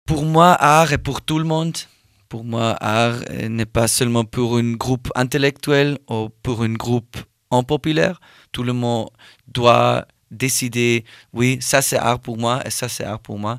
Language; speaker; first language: French; non-native, learner; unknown